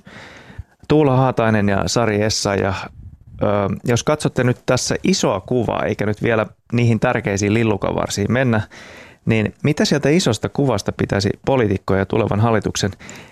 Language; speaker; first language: Finnish; native; Finnish